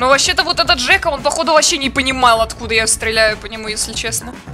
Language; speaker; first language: Russian; native; Russian